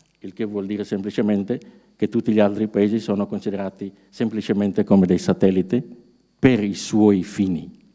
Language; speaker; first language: Italian; non-native, fluent; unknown